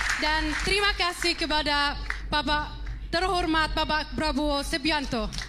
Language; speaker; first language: Indonesian; non-native, fluent; Arabic